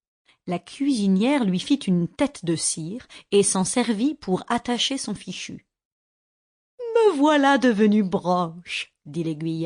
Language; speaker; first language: French; native; French